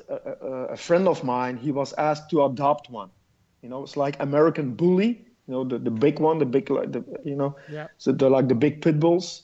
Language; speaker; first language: English; non-native, fluent; Dutch